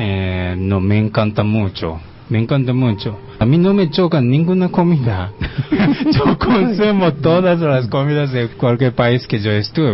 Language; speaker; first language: Spanish; non-native, fluent; Japanese